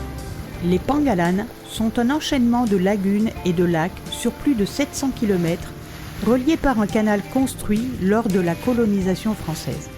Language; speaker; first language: French; native; French